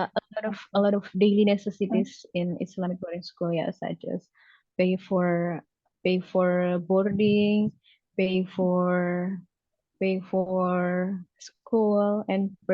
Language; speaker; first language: English; non-native, learner; Indonesian